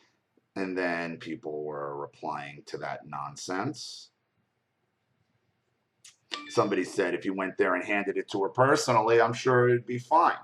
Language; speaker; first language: English; native; English